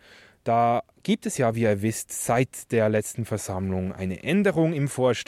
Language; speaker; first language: German; native; German